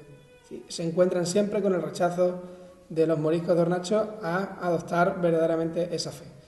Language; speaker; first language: Spanish; native; Spanish